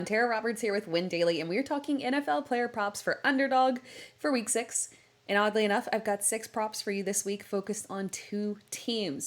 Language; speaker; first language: English; native; English